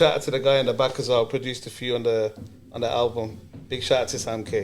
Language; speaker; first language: English; native; English